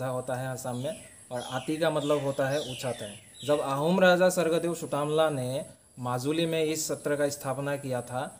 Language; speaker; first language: Hindi; non-native, local second language; Assamese